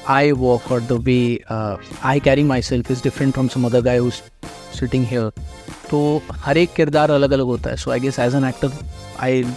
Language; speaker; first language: Hindi; non-native, local second language; Marathi